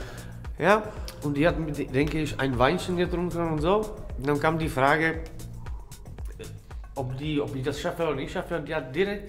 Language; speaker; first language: German; non-native, learner; Czech